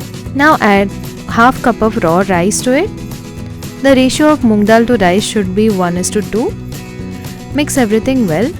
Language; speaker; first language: English; non-native, local second language; Odia